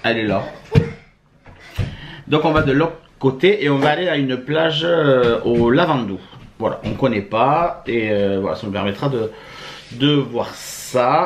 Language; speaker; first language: French; native; French